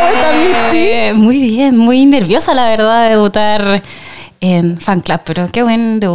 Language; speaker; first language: Spanish; native; Spanish